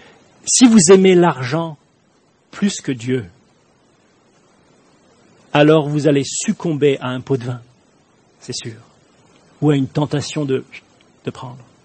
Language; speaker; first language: French; native; French